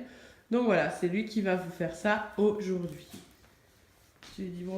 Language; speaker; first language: French; native; French